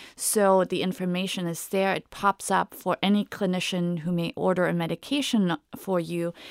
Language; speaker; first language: English; non-native, fluent; German